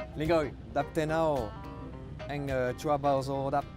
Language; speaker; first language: Vietnamese; non-native, learner; French